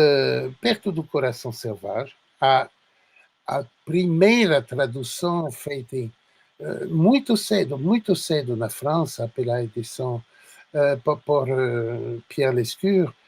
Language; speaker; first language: Portuguese; non-native, fluent; French